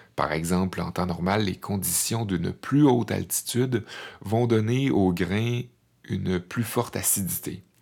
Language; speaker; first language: French; native; French